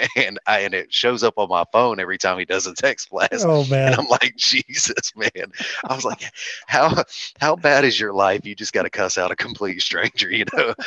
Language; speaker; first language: English; native; English